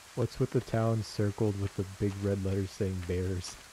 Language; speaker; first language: English; native; English